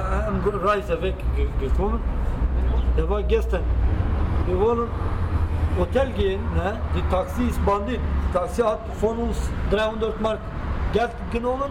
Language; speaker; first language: German; non-native, learner; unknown